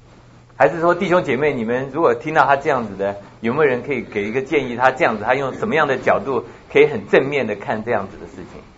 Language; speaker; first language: Chinese; native; Chinese